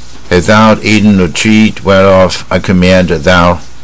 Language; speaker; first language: English; non-native, fluent; Chinese